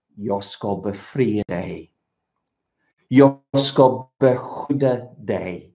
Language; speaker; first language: Swedish; non-native, fluent; English